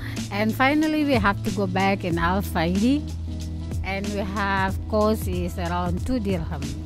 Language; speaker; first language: English; non-native, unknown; Indonesian